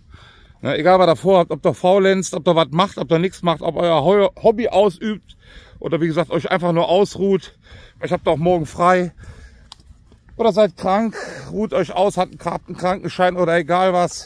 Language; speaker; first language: German; native; German